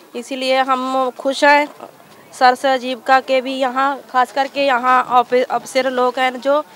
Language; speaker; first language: Hindi; native; Hindi